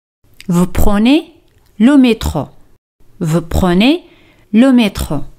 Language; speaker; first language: French; non-native, fluent; Spanish